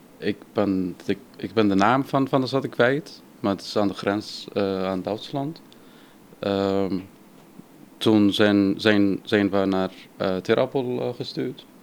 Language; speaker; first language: Dutch; non-native, fluent; Arabic